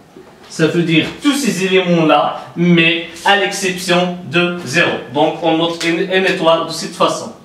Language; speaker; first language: French; non-native, local second language; Arabic